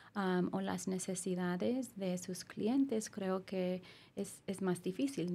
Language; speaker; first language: Spanish; non-native, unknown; English